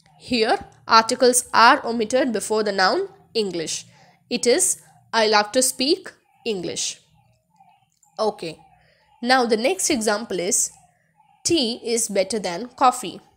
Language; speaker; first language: English; non-native, local second language; Tamil